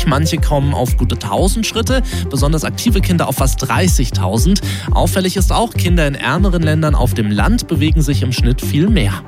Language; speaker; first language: German; native; German